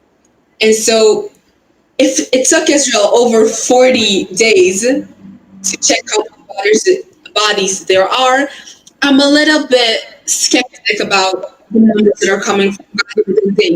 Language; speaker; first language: English; non-native, fluent; Hebrew